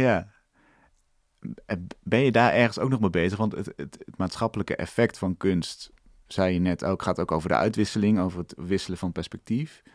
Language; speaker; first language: Dutch; native; Dutch